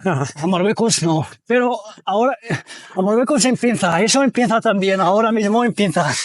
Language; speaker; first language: Spanish; non-native, fluent; Arabic